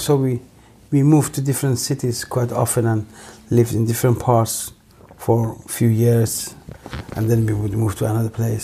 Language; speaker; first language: English; non-native, fluent; Persian